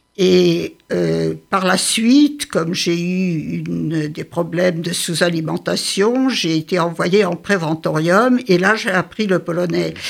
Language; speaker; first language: French; early bilingual, other home language; Yiddish